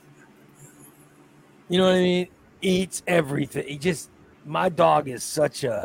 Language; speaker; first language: English; native; English